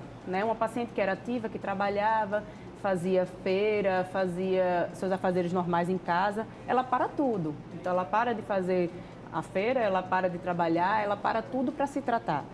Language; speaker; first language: Portuguese; native; Portuguese